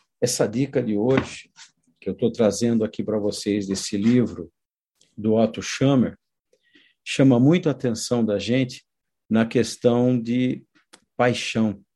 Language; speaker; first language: Portuguese; native; Portuguese